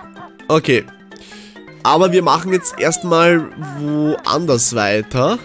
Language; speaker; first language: German; native; German